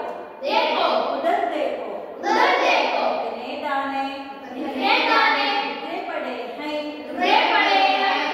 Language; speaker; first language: Hindi; non-native, local second language; Kannada